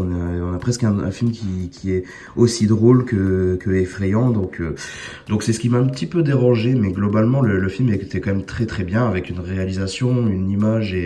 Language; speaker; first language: French; native; French